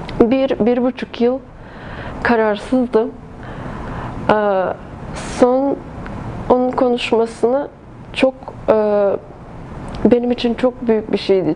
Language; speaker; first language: Turkish; early bilingual, heritage; Turkish